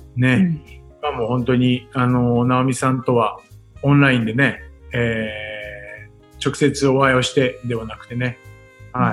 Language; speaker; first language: Japanese; native; Japanese